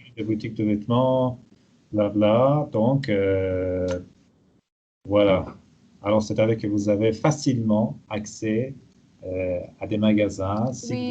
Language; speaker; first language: French; non-native, fluent; Persian